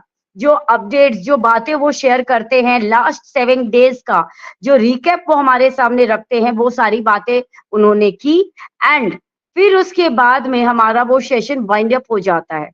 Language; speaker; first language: Hindi; native; Hindi